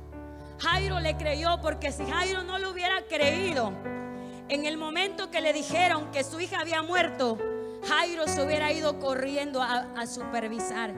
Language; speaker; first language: Spanish; native; Spanish